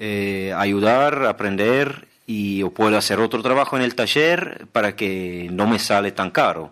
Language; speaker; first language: Spanish; non-native, fluent; German